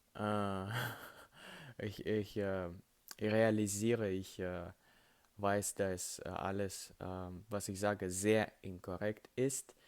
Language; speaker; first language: German; non-native, learner; Russian